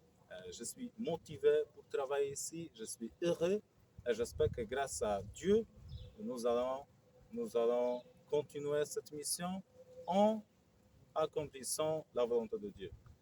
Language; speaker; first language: French; non-native, fluent; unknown